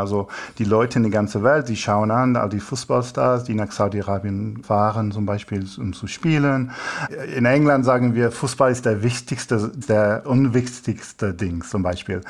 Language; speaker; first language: German; non-native, fluent; English